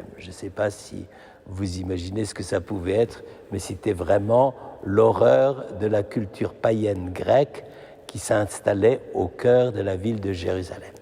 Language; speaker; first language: French; native; French